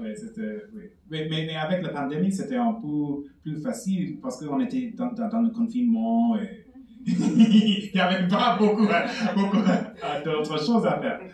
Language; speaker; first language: French; non-native, fluent; English